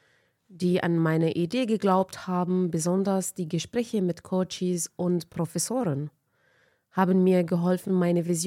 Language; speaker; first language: German; non-native, fluent; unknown